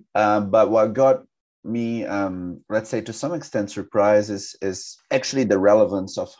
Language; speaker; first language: English; non-native, fluent; Portuguese